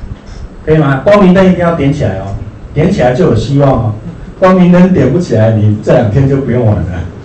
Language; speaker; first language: Chinese; native; Chinese